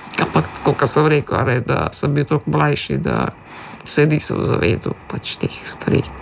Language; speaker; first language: Slovenian; early bilingual, other home language; Macedonian